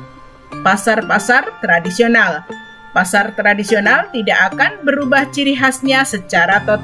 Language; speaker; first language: Indonesian; native; Indonesian